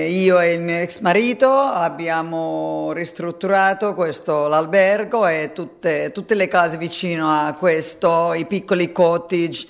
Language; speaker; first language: Italian; non-native, fluent; Finnish